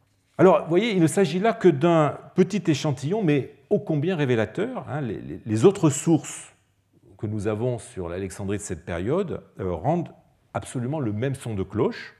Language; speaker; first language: French; native; French